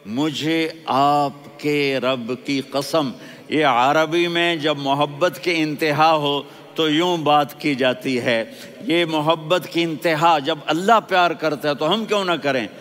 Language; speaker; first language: Urdu; non-native, local second language; Punjabi